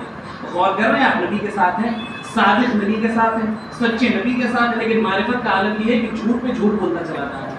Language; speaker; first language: Urdu; native; Urdu